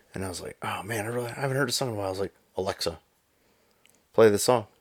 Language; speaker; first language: English; native; English